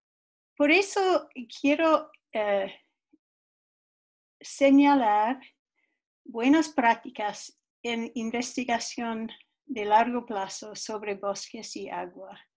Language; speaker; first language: Spanish; non-native, fluent; English